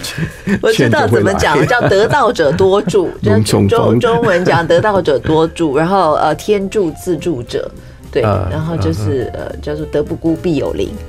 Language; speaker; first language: Chinese; native; Chinese